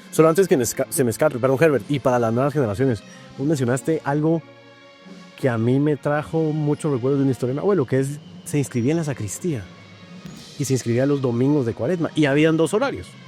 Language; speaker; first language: Spanish; native; Spanish